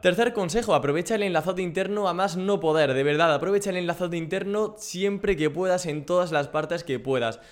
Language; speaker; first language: Spanish; native; Spanish